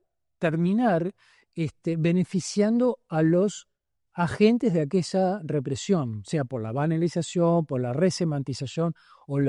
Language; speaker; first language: Spanish; native; Spanish